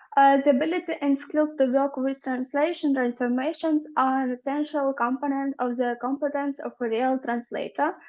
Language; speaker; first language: English; non-native, fluent; Ukrainian